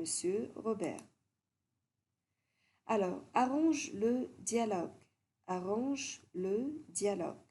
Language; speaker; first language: French; non-native, fluent; Arabic